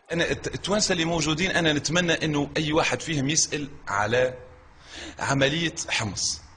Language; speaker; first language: Arabic; native; Arabic